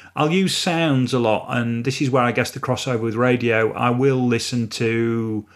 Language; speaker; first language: English; native; English